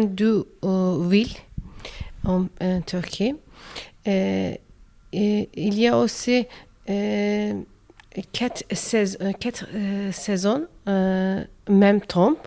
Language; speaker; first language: French; non-native, learner; Turkish